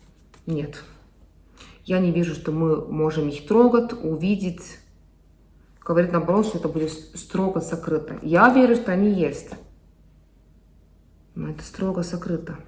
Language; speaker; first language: Russian; non-native, fluent; Estonian